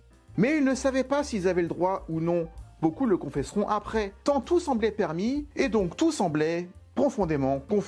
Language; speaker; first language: French; native; French